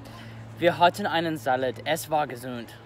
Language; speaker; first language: German; non-native, learner; English